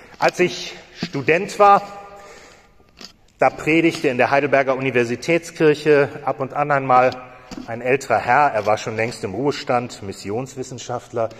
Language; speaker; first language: German; native; German